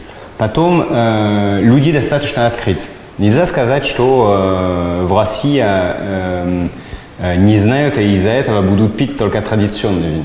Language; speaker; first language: Russian; non-native, fluent; French